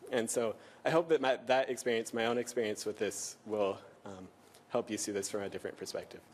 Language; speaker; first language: English; early bilingual, other home language; German